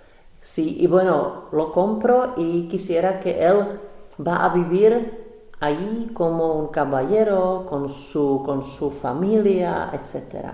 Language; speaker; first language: Spanish; non-native, fluent; Czech